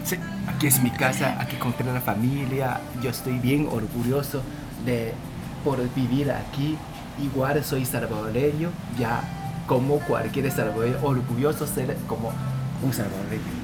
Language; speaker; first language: Spanish; non-native, learner; Chinese